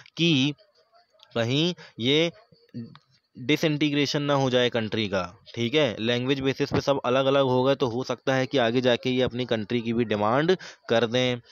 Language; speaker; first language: Hindi; native; Hindi